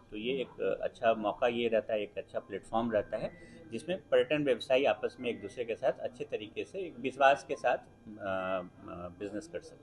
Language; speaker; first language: Hindi; native; Hindi